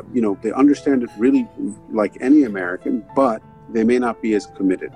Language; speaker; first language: English; early bilingual, other home language; Arabic